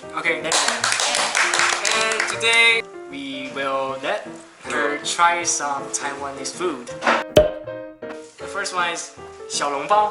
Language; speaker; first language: English; non-native, learner; Chinese